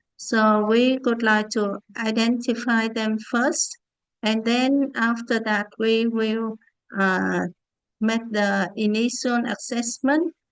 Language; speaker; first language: English; non-native, learner; Vietnamese